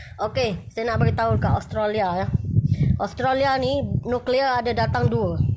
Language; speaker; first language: Malay; native; Malay